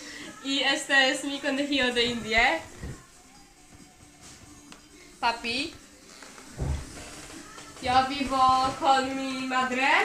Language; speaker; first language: Spanish; non-native, learner; Polish